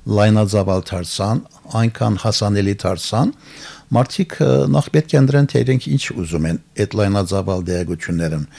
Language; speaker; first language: Armenian; early bilingual, heritage; Armenian